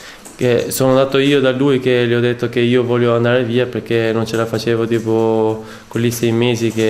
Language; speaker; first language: Italian; non-native, fluent; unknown